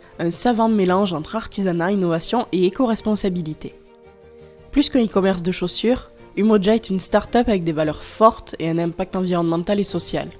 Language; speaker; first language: French; native; French